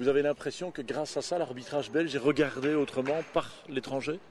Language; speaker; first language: French; native; French